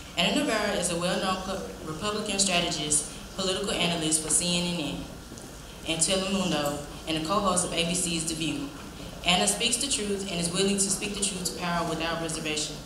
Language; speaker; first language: English; native; English